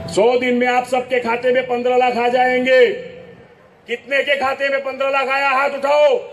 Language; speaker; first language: Hindi; non-native, local second language; Gujarati